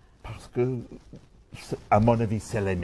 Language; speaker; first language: French; non-native, learner; English